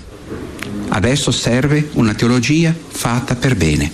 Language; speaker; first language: Italian; non-native, fluent; Portuguese